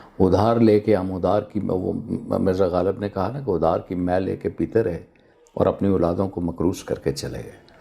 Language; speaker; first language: Urdu; non-native, local second language; Punjabi